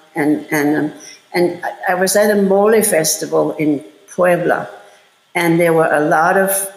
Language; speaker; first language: English; non-native, fluent; German